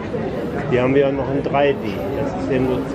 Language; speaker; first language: German; native; German